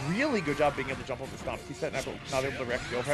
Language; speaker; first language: English; native; English